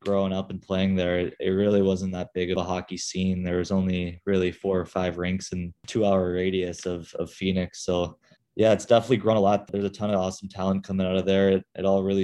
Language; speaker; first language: English; native; English